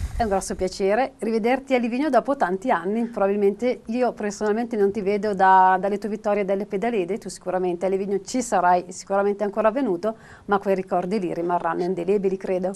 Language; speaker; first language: Italian; native; Italian